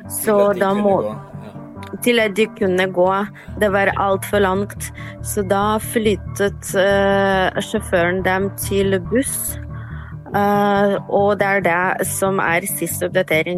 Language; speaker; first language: Norwegian; non-native, fluent; Ukrainian